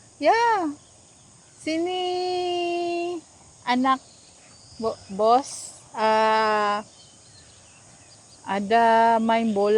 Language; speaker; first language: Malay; non-native, learner; Filipino